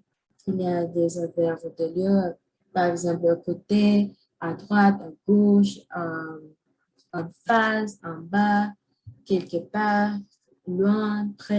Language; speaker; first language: French; non-native, learner; Spanish